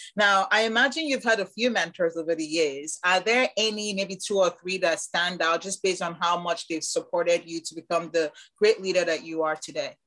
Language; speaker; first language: English; non-native, local second language; Igbo